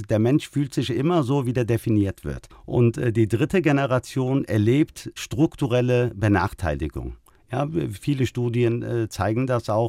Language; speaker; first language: German; early bilingual, other home language; Turkish